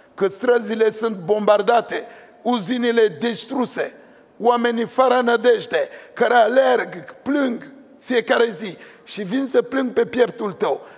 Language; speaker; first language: Romanian; non-native, fluent; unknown